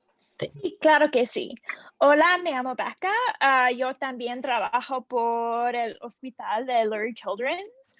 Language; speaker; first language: Spanish; non-native, learner; English